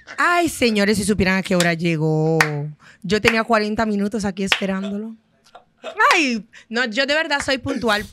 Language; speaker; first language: Spanish; non-native, fluent; Haitian Creole